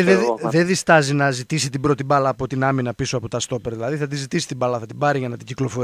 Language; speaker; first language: Greek; native; Greek